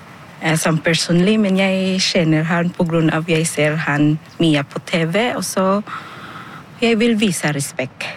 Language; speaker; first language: Norwegian; non-native, fluent; Filipino